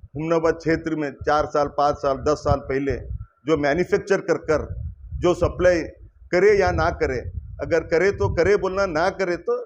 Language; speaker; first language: Hindi; non-native, local second language; Kannada